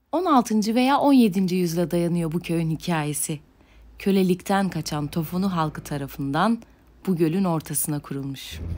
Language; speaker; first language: Turkish; native; Turkish